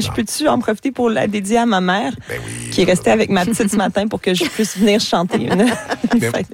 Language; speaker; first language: French; native; French